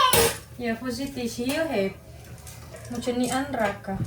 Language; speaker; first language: Dutch; non-native, learner; Indonesian